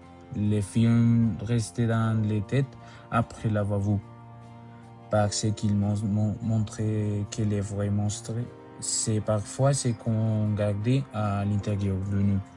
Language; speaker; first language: French; non-native, learner; Spanish